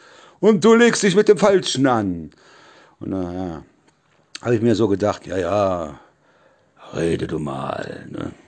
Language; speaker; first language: German; native; German